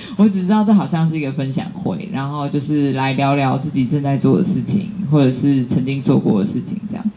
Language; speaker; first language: Chinese; native; Chinese